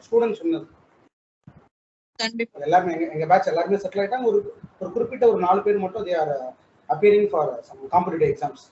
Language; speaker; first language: Tamil; native; Tamil